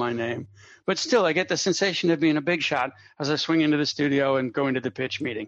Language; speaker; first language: English; native; English